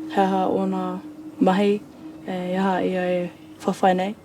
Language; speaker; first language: Māori; non-native, local second language; English